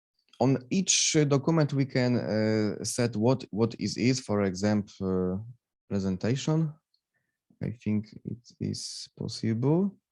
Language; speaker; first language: English; non-native, fluent; Polish